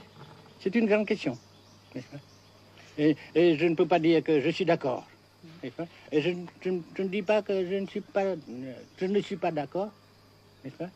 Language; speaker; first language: French; non-native, local second language; Vietnamese